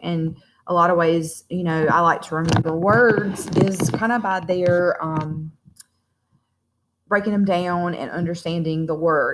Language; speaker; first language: English; native; English